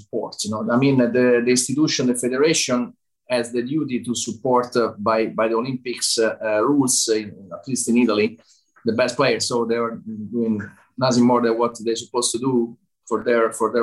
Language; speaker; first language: English; non-native, fluent; Italian